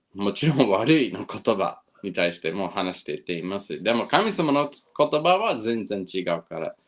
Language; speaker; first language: Japanese; non-native, fluent; English